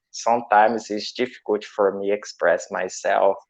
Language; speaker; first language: English; non-native, learner; Portuguese